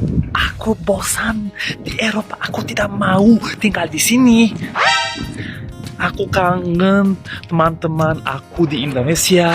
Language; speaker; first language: Indonesian; non-native, learner; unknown